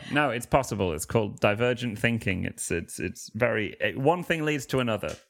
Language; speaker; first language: English; native; English